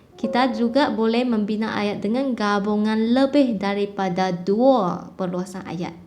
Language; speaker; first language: Malay; non-native, local second language; Chinese